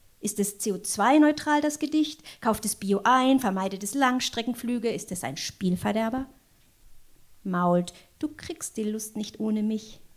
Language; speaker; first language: German; non-native, local second language; French